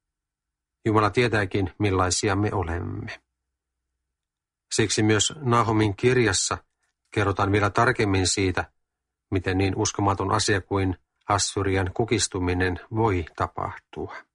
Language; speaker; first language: Finnish; native; Finnish